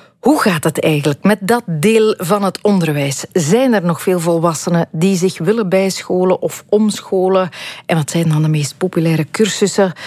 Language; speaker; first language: Dutch; native; Dutch